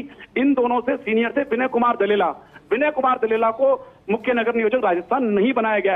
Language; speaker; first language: Hindi; native; Hindi